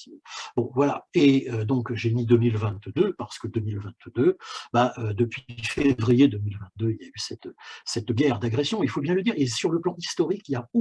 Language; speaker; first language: French; native; French